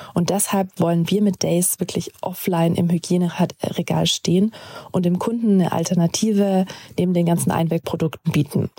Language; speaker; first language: German; native; German